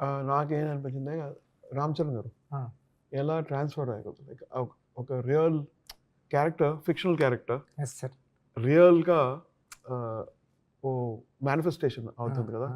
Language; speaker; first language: Telugu; non-native, learner; Tamil